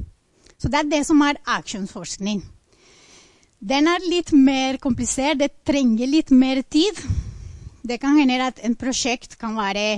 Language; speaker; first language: Norwegian; non-native, fluent; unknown